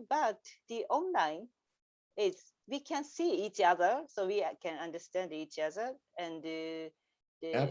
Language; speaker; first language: English; non-native, learner; Japanese